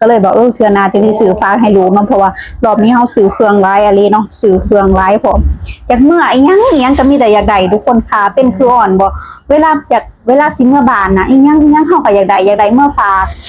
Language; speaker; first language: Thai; non-native, local second language; Lao